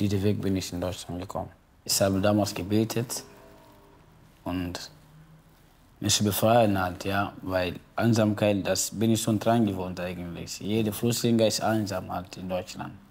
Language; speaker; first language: German; non-native, fluent; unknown